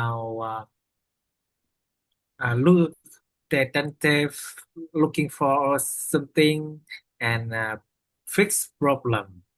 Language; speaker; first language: English; non-native, learner; Vietnamese